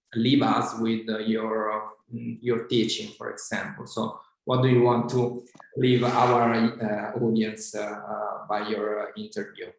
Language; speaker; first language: English; non-native, fluent; Italian